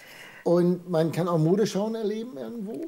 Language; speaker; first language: German; native; German